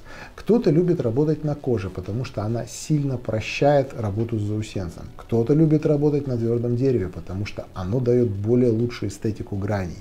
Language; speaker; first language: Russian; native; Russian